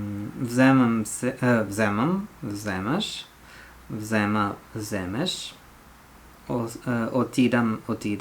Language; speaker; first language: Bulgarian; non-native, learner; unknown